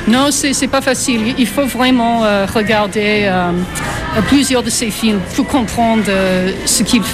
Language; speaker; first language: French; non-native, fluent; English